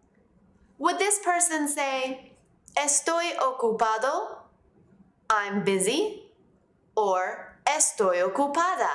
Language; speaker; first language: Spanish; non-native, fluent; English